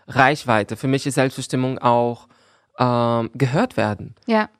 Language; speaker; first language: German; non-native, fluent; Portuguese